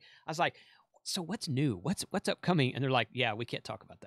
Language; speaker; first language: English; native; English